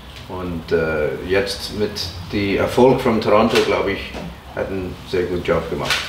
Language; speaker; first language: German; non-native, fluent; English